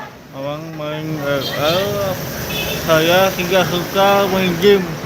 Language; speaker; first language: Indonesian; non-native, local second language; Balinese